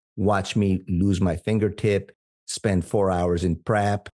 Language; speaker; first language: English; non-native, fluent; Spanish